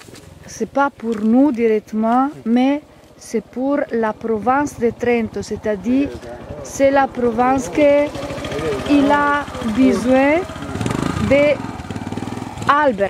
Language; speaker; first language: French; non-native, learner; Italian